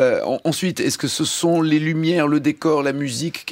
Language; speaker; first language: French; native; French